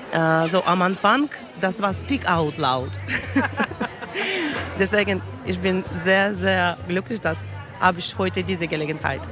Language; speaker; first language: German; non-native, learner; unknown